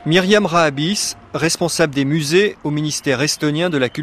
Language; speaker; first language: French; native; French